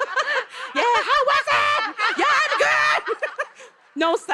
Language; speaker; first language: English; non-native, learner; Japanese